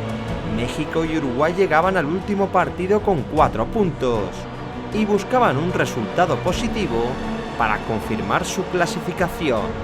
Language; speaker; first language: Spanish; native; Spanish